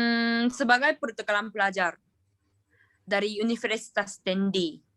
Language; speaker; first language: Indonesian; non-native, learner; Japanese